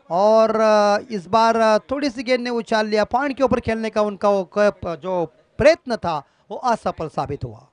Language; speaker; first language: Hindi; non-native, local second language; Marathi